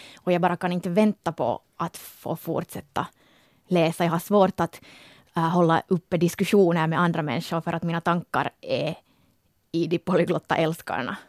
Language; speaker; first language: Swedish; native; Swedish